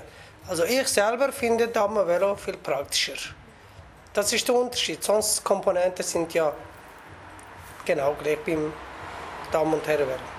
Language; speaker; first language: German; non-native, fluent; Kurdish